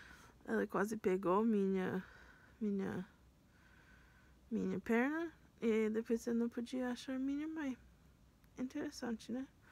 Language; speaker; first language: Portuguese; non-native, learner; English